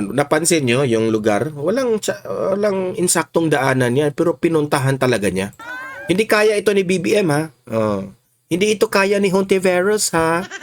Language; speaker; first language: Filipino; non-native, local second language; Cebuano